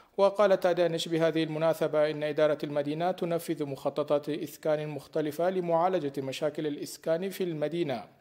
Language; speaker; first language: Arabic; non-native, fluent; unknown